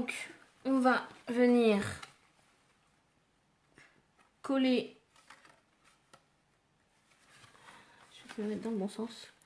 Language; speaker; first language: French; native; French